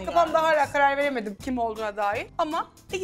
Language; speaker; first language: Turkish; native; Turkish